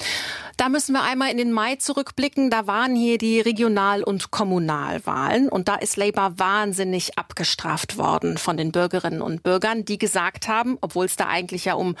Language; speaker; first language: German; native; German